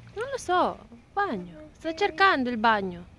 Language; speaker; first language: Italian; non-native, learner; Filipino